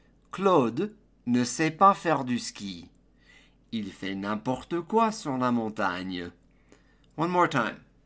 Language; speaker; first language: French; non-native, fluent; English